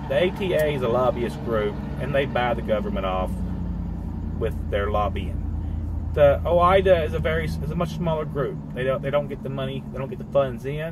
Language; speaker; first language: English; native; English